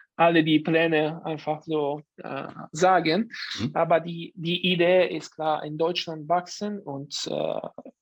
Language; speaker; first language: German; non-native, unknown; Italian